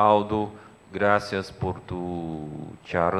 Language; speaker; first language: Spanish; non-native, fluent; Portuguese